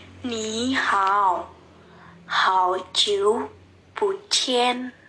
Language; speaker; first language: Chinese; non-native, learner; Indonesian